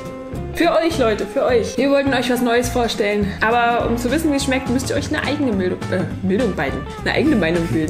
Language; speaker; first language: German; native; German